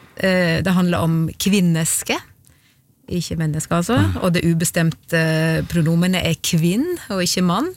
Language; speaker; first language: Norwegian; native; Norwegian